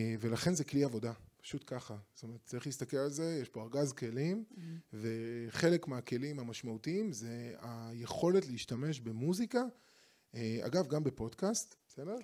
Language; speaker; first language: Hebrew; native; Hebrew